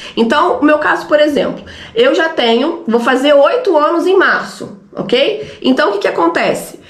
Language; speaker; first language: Portuguese; native; Portuguese